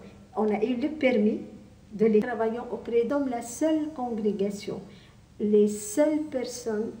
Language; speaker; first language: French; non-native, local second language; Arabic